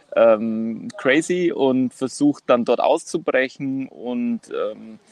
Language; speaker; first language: German; non-native, fluent; Greek